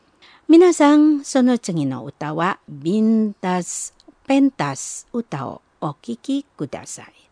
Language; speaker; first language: Japanese; non-native, learner; Indonesian